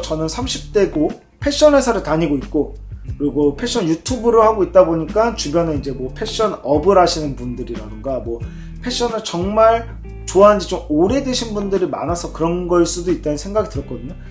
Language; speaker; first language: Korean; native; Korean